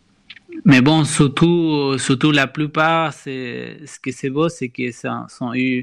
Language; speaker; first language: French; non-native, fluent; Spanish